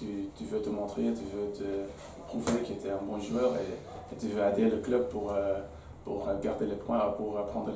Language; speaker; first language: French; non-native, fluent; Dutch